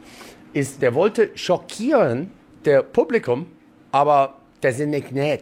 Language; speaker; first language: German; non-native, learner; English